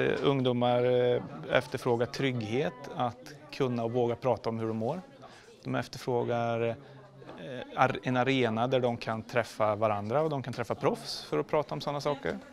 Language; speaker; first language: Swedish; native; Swedish